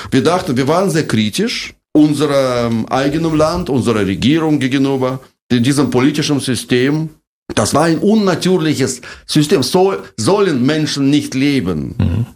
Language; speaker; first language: German; non-native, fluent; Russian